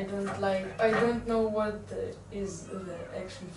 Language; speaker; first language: English; non-native, learner; Russian